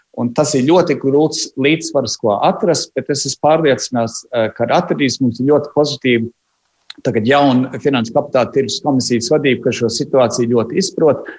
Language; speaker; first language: Latvian; early bilingual, heritage; Latvian